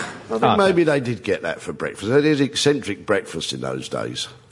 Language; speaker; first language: English; native; English